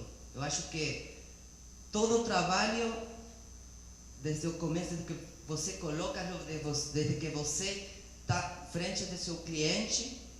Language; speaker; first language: Portuguese; non-native, learner; Spanish